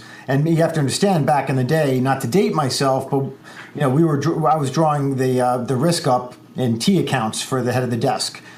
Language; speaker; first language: English; native; English